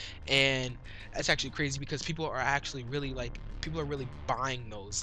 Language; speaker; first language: English; native; English